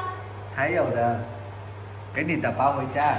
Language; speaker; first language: Chinese; non-native, fluent; Vietnamese